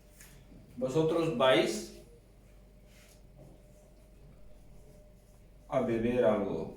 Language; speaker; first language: Spanish; non-native, learner; Urdu